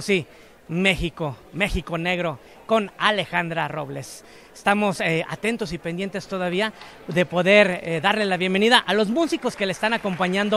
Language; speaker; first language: Spanish; native; Spanish